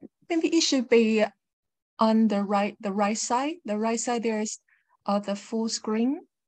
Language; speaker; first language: English; non-native, fluent; Chinese